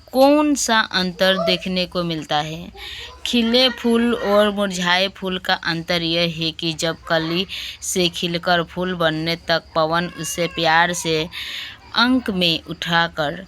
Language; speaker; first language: Hindi; non-native, local second language; Assamese